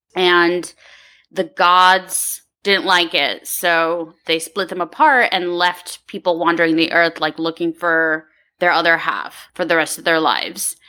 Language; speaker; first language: English; early bilingual, other home language; Ukrainian